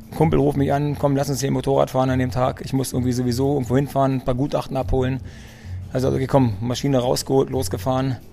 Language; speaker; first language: German; early bilingual, other home language; Greek